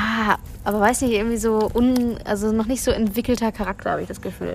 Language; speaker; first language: German; native; German